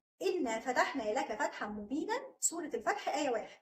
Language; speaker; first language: Arabic; native; Arabic